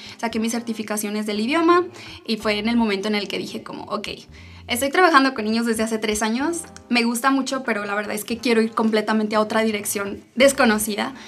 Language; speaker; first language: Spanish; native; Spanish